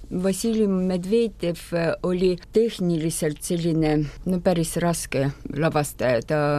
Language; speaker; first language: Estonian; non-native, fluent; Russian